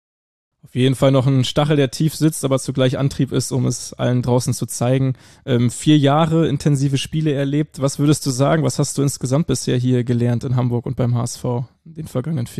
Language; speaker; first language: German; native; German